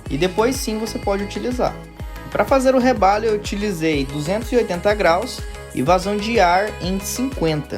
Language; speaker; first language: Portuguese; native; Portuguese